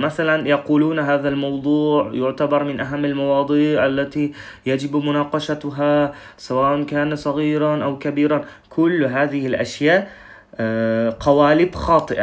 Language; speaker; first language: Arabic; non-native, fluent; Uzbek